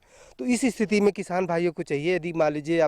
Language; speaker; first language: Hindi; native; Hindi